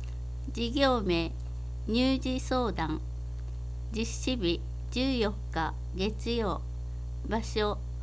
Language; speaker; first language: Japanese; native; Japanese